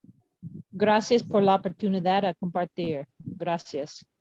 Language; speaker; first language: Spanish; non-native, learner; English